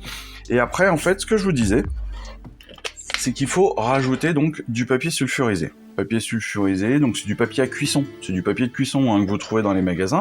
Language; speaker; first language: French; native; French